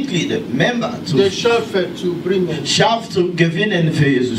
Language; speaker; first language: German; non-native, learner; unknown